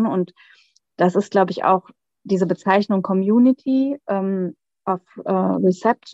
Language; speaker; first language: German; native; German